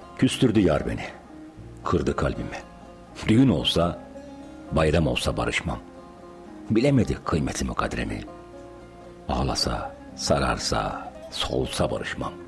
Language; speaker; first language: Turkish; native; Turkish